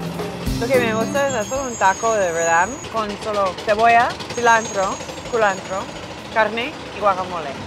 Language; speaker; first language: Spanish; early bilingual, other home language; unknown